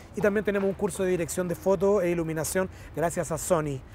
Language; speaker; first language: Spanish; native; Spanish